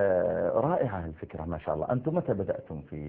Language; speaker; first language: Arabic; native; Arabic